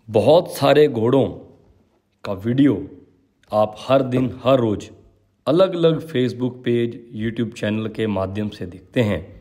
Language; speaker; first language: Hindi; native; Hindi